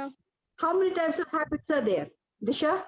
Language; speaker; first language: English; non-native, local second language; Odia